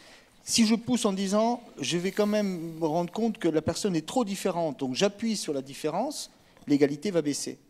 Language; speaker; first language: French; native; French